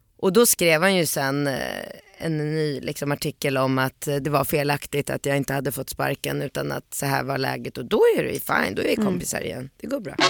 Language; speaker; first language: Swedish; early bilingual, other home language; Polish